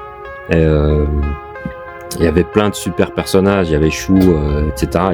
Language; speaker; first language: French; native; French